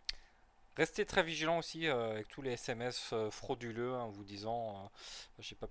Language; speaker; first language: French; native; French